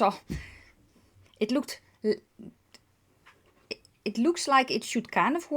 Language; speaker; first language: English; non-native, fluent; Dutch